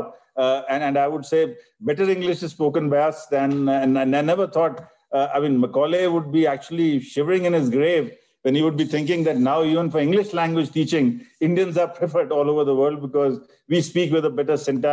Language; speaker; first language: English; non-native, local second language; Punjabi